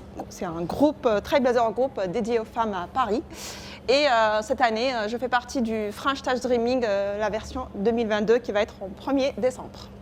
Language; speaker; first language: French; non-native, local second language; Arabic